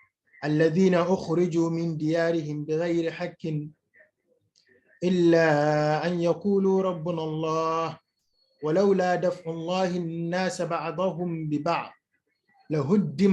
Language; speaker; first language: Arabic; non-native, fluent; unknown